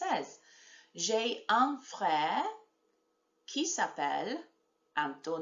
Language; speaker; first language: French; non-native, fluent; English